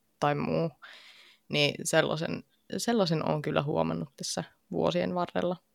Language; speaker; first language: Finnish; native; Finnish